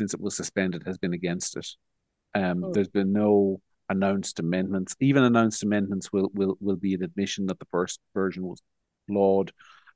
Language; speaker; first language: English; native; English